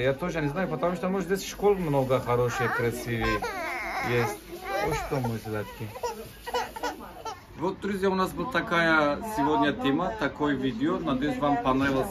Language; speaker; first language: Russian; non-native, learner; Turkish